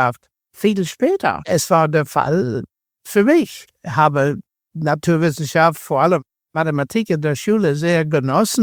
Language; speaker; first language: German; non-native, fluent; English